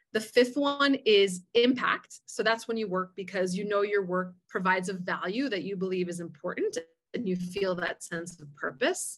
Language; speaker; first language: English; early bilingual, other home language; Spanish